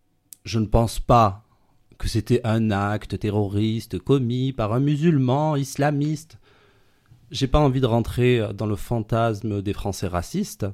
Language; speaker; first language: French; native; French